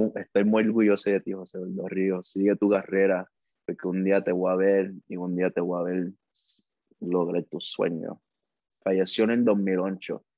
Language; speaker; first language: Spanish; early bilingual, heritage; Spanish